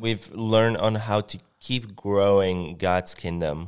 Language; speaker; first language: English; non-native, fluent; Spanish